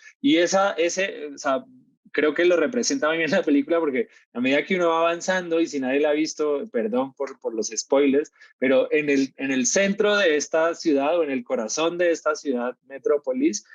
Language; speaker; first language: Spanish; native; Spanish